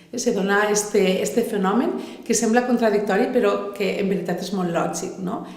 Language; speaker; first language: Catalan; native; Catalan